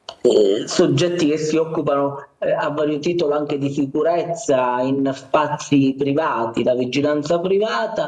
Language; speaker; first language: Italian; native; Italian